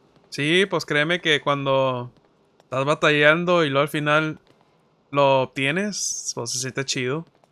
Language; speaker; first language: Spanish; early bilingual, heritage; Spanish